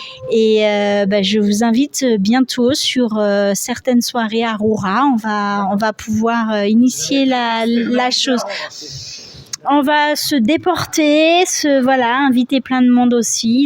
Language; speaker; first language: French; native; French